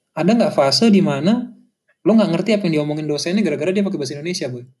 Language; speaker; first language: Indonesian; native; Indonesian